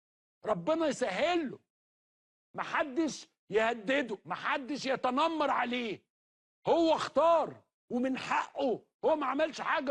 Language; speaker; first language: Arabic; native; Arabic